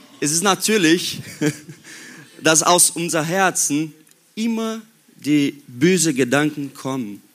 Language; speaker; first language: German; non-native, learner; Portuguese